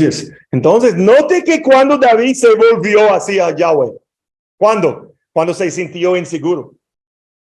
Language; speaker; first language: Spanish; non-native, fluent; English